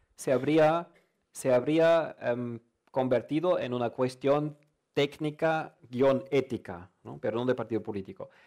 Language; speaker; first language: Spanish; non-native, fluent; German